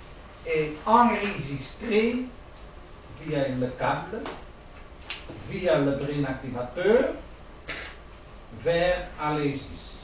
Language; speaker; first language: French; non-native, learner; Dutch